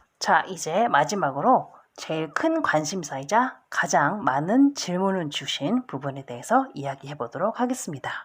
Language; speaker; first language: Korean; early bilingual, heritage; Korean